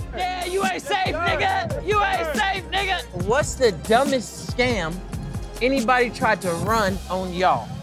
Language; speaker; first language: English; native; English